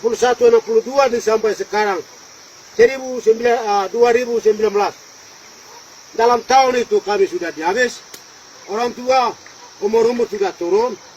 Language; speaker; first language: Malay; non-native, local second language; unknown